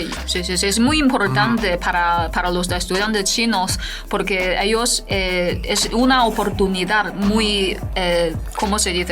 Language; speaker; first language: Spanish; non-native, fluent; Chinese